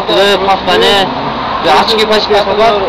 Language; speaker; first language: Turkish; non-native, learner; Kyrgyz